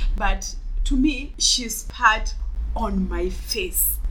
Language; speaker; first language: English; non-native, local second language; Luo (Kenya and Tanzania)